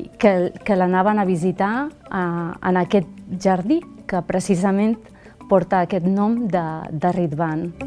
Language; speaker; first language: Catalan; early bilingual, other home language; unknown